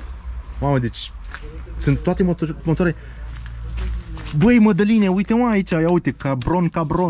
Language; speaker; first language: Romanian; native; Romanian